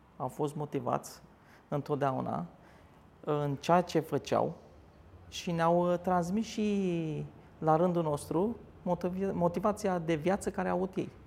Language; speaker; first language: Romanian; early bilingual, other home language; Turkish